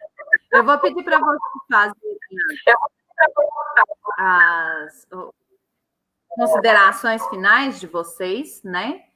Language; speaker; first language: Portuguese; native; Portuguese